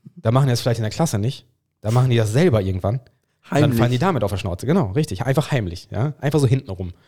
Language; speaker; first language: German; non-native, fluent; English